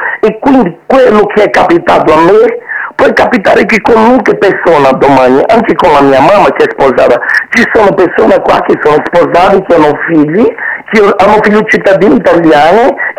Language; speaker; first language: Italian; non-native, fluent; Portuguese